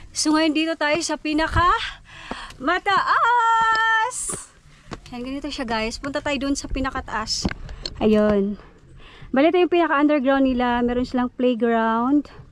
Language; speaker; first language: Filipino; native; Filipino